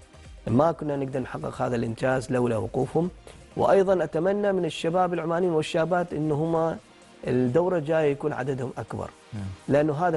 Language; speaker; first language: Arabic; native; Arabic